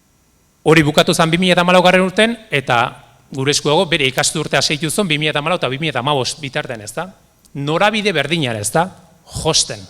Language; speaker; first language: Basque; native; Basque